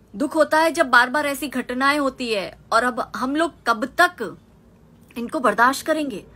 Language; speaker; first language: Hindi; non-native, local second language; Gujarati